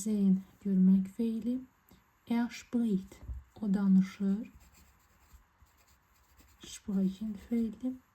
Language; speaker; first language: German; non-native, fluent; Azerbaijani